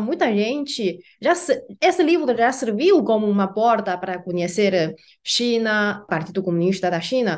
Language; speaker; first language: Portuguese; non-native, fluent; Chinese